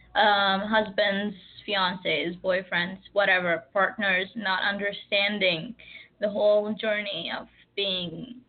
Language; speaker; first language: English; early bilingual, other home language; Arabic